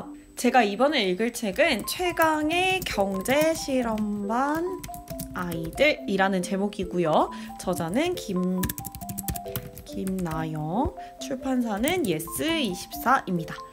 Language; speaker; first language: Korean; native; Korean